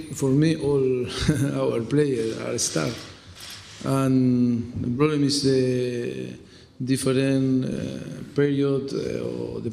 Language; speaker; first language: English; non-native, fluent; Spanish